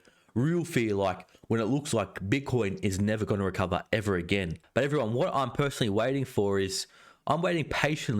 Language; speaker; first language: English; native; English